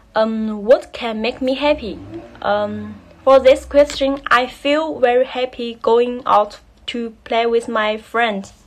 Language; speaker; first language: English; non-native, learner; Chinese